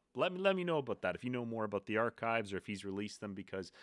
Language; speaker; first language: English; native; English